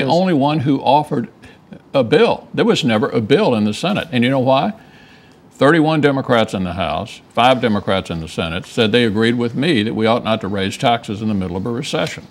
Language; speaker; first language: English; native; English